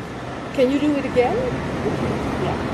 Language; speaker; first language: English; non-native, learner; Dutch